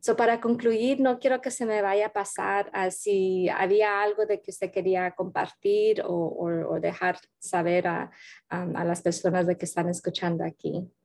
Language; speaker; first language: Spanish; early bilingual, heritage; Spanish